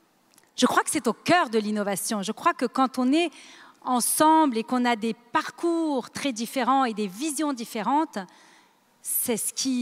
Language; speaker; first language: French; native; French